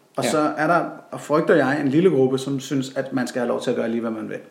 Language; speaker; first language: Danish; native; Danish